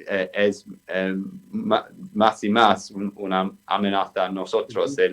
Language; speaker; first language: Spanish; non-native, fluent; English